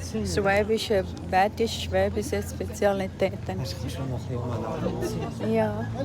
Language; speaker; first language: German; non-native, learner; Cebuano